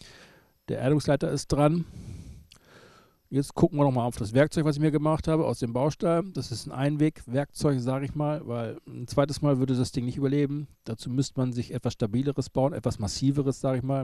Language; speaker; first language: German; native; German